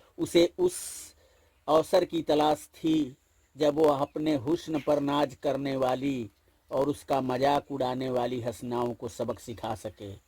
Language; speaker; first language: Hindi; native; Hindi